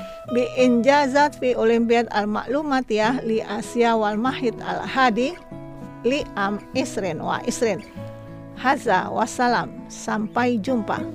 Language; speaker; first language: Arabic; non-native, fluent; Indonesian